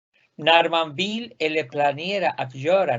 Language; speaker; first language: Swedish; non-native, fluent; Spanish